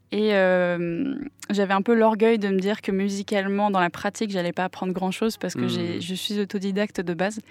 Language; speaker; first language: French; non-native, local second language; English